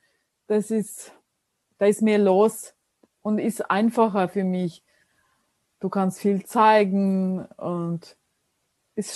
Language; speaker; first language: German; non-native, fluent; Russian